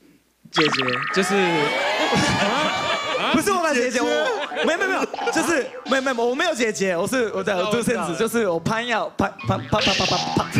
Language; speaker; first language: Chinese; early bilingual, heritage; Chinese